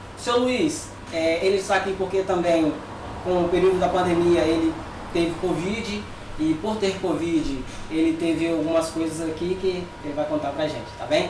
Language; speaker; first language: Portuguese; native; Portuguese